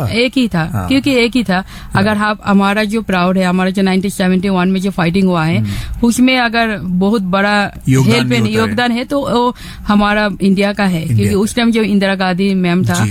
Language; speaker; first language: Hindi; non-native, learner; Bangla